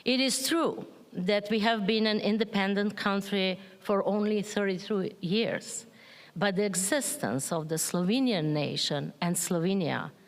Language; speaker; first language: English; non-native, fluent; Slovenian